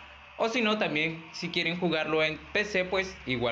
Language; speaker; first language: Spanish; native; Spanish